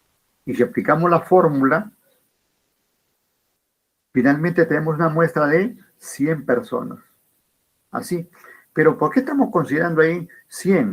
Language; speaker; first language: Spanish; native; Spanish